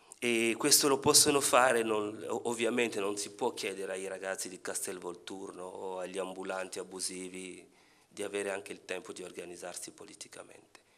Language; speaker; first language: Italian; non-native, fluent; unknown